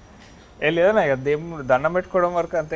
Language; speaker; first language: Telugu; native; Telugu